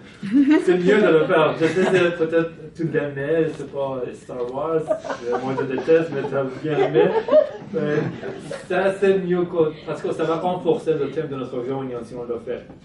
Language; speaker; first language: French; non-native, fluent; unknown